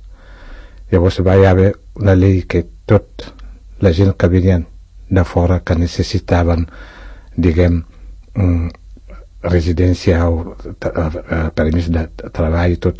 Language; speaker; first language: Catalan; non-native, fluent; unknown